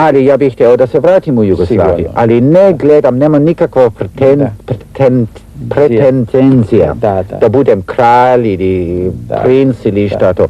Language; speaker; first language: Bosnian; early bilingual, heritage; Serbian